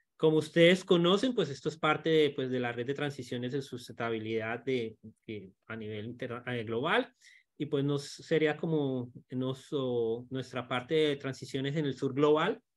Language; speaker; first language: Spanish; native; Spanish